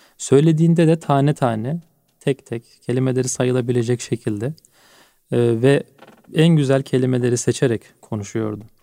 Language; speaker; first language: Turkish; native; Turkish